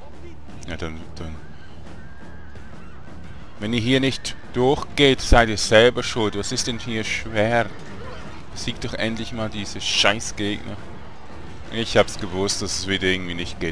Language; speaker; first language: German; native; German